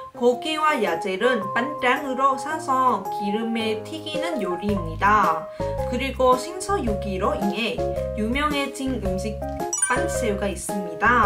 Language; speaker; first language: Korean; non-native, local second language; Vietnamese